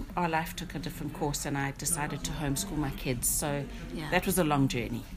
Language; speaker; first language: English; native; English